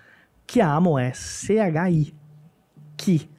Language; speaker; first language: Italian; non-native, fluent; Portuguese